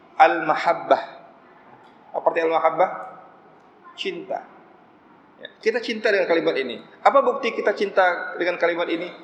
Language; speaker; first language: Malay; non-native, local second language; Achinese